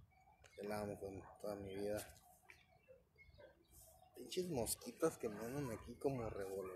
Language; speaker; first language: Spanish; native; Spanish